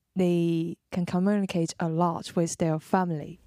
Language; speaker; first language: English; non-native, fluent; Chinese